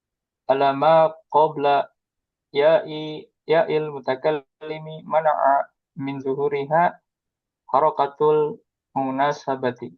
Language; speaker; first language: Arabic; non-native, learner; Indonesian